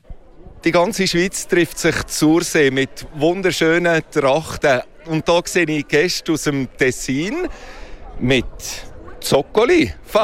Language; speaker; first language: German; native; German